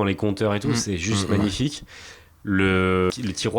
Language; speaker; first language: French; native; French